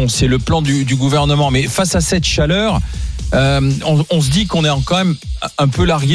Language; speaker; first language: French; native; French